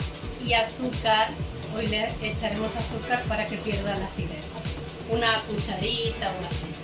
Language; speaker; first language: Spanish; native; Spanish